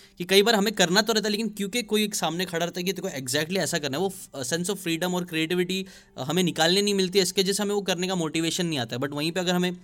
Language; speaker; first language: Hindi; native; Hindi